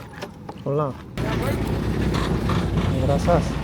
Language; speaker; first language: Spanish; non-native, learner; French